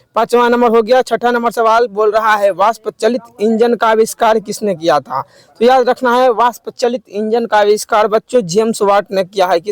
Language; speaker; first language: Hindi; native; Hindi